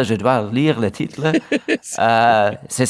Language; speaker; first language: French; non-native, learner; German